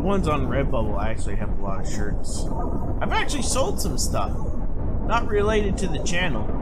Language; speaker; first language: English; native; English